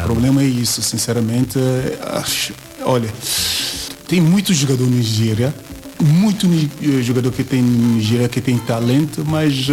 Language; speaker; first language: Portuguese; non-native, learner; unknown